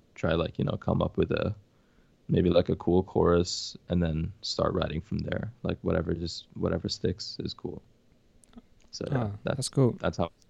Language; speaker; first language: English; early bilingual, other home language; Arabic